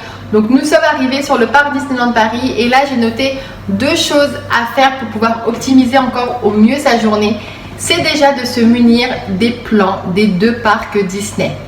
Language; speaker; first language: French; native; French